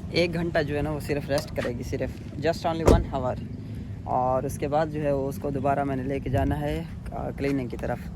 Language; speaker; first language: Urdu; non-native, local second language; Saraiki